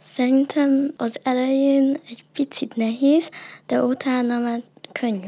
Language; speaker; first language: Hungarian; early bilingual, other home language; Chinese